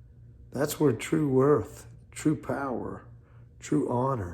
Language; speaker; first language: English; native; English